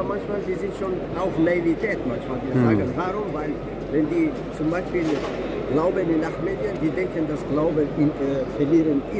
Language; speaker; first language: German; non-native, learner; Albanian